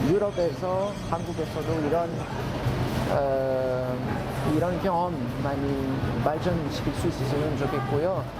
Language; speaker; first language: Korean; non-native, fluent; French